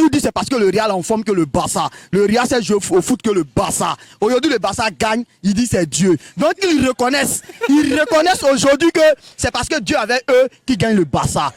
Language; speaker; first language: French; non-native, local second language; Wolof